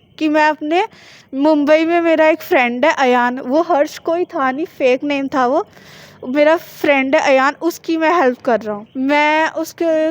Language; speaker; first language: Hindi; non-native, local second language; Punjabi